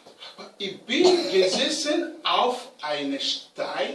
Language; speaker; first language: German; non-native, learner; Romanian